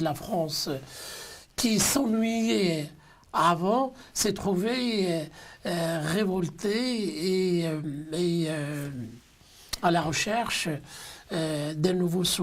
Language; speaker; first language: French; non-native, local second language; Arabic